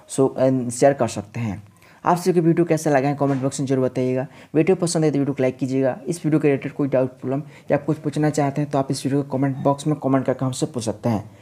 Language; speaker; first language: Hindi; native; Hindi